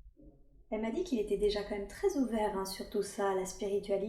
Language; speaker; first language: French; native; French